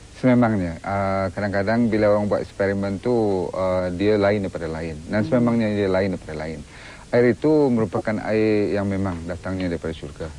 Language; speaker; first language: Malay; native; Malay